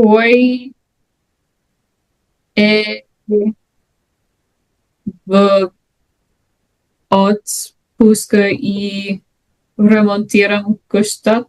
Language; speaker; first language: Bulgarian; non-native, learner; English